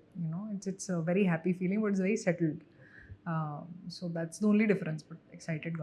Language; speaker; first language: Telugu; non-native, local second language; Hindi